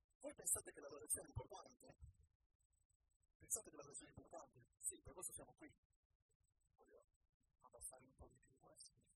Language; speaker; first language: Italian; non-native, learner; Spanish